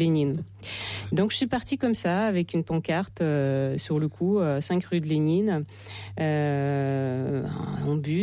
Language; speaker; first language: French; non-native, fluent; Russian